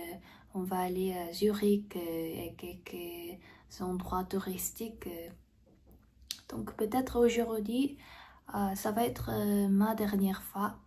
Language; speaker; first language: French; non-native, fluent; Korean